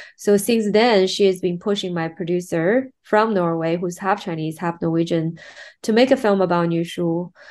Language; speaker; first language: English; non-native, fluent; Chinese